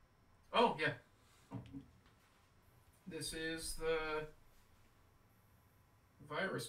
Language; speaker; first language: English; native; English